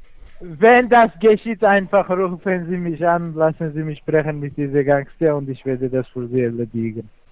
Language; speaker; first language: German; non-native, fluent; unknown